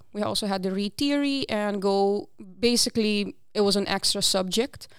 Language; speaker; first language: English; non-native, fluent; Papiamento